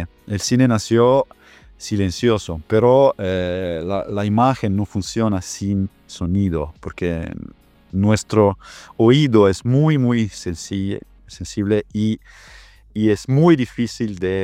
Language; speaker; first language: Spanish; non-native, fluent; Italian